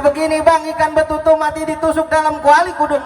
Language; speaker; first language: Indonesian; native; Indonesian